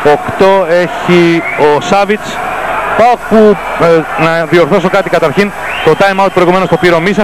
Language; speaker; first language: Greek; native; Greek